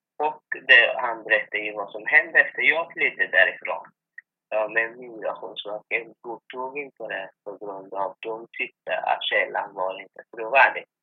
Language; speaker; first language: Swedish; non-native, fluent; Persian